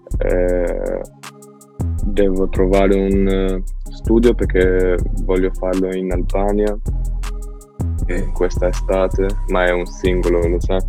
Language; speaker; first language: Italian; non-native, learner; Albanian